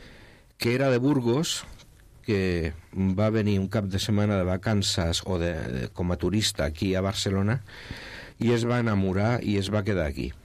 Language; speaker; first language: Catalan; non-native, local second language; Spanish